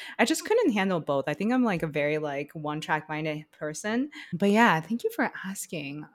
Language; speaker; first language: English; early bilingual, other home language; Chinese